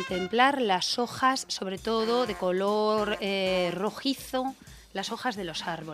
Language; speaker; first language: Spanish; native; Spanish